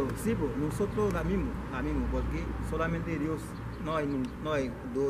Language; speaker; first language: Spanish; non-native, learner; Haitian Creole